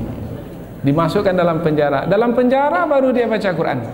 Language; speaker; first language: Malay; native; Malay